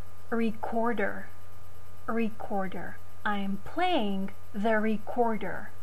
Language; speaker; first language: English; non-native, fluent; Macedonian